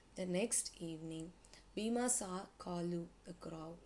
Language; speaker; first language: English; non-native, local second language; Tamil